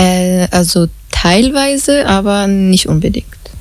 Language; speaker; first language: German; early bilingual, other home language; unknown